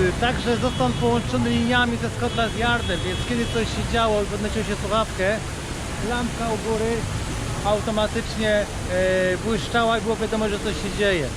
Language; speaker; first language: Polish; native; Polish